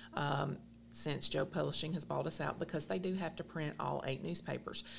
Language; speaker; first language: English; native; English